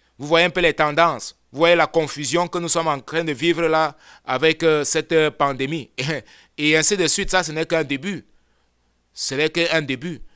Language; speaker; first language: French; non-native, local second language; Lingala